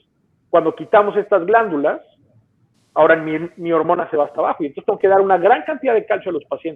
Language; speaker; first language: Spanish; native; Spanish